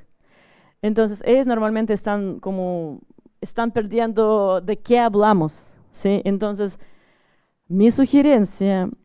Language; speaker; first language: Spanish; non-native, learner; Russian